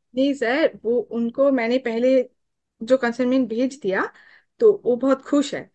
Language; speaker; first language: Hindi; non-native, local second language; Bangla